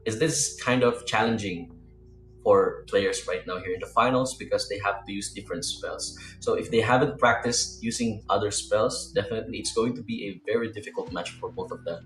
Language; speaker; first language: English; non-native, local second language; Filipino